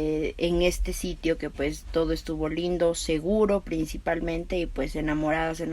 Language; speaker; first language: Spanish; native; Spanish